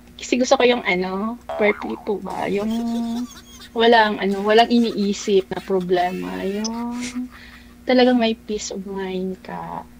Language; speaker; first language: Filipino; non-native, local second language; Cebuano